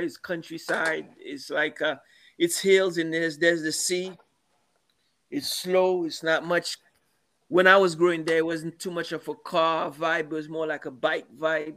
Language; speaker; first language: English; non-native, fluent; Haitian Creole